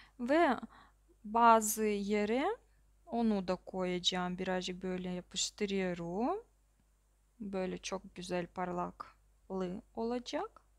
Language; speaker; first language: Turkish; non-native, learner; Russian